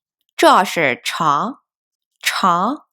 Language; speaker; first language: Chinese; non-native, fluent; Korean